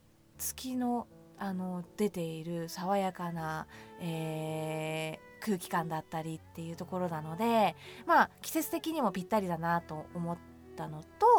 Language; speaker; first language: Japanese; native; Japanese